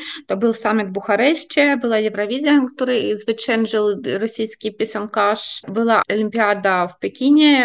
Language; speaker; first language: Polish; non-native, fluent; Ukrainian